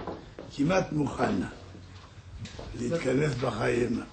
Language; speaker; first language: Hebrew; non-native, learner; French